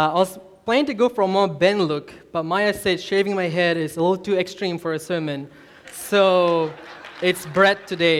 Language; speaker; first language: English; non-native, local second language; Tamil